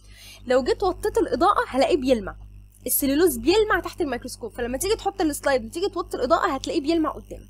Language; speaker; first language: Arabic; native; Arabic